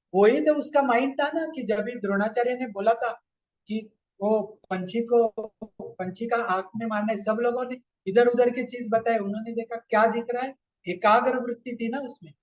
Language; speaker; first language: Hindi; non-native, local second language; Marathi